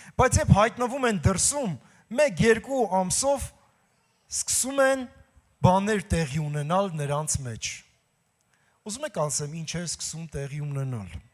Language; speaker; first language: Armenian; native; Armenian